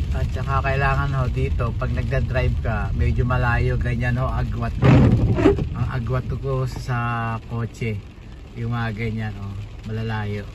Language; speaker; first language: Filipino; native; Filipino